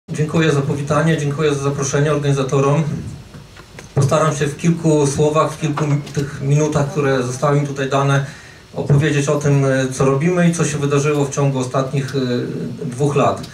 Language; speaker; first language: Polish; native; Polish